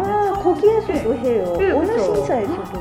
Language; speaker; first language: Korean; non-native, fluent; Japanese